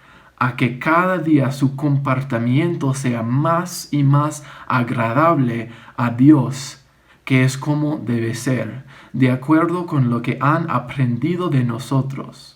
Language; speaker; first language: Spanish; non-native, fluent; English